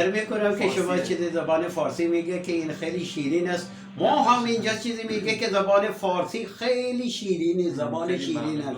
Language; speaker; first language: Persian; non-native, learner; Punjabi